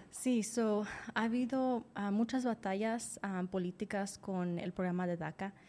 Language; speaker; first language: Spanish; early bilingual, other home language; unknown